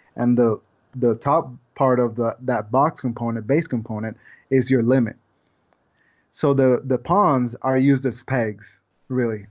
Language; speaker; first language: English; non-native, fluent; Spanish